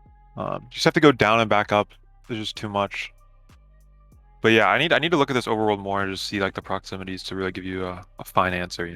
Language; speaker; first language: English; native; English